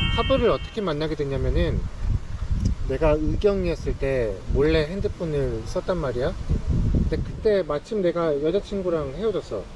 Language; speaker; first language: Korean; native; Korean